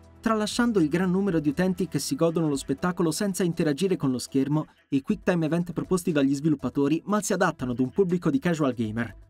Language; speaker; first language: Italian; native; Italian